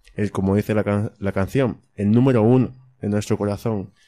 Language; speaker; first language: Spanish; native; Spanish